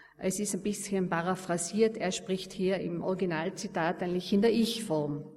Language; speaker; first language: German; native; German